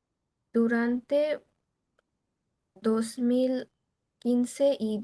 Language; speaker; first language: Spanish; non-native, learner; Bangla